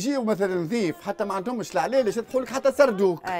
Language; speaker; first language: Arabic; native; Arabic